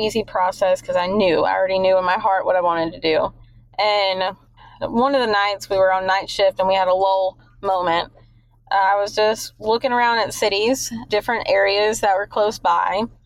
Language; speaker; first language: English; native; English